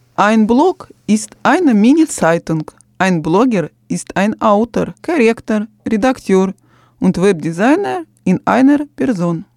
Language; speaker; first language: German; non-native, fluent; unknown